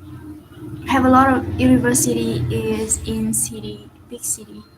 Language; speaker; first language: English; non-native, learner; Vietnamese